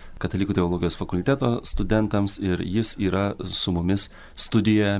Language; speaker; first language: Lithuanian; native; Lithuanian